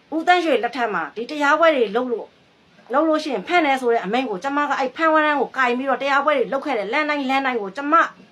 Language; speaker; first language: Burmese; native; Burmese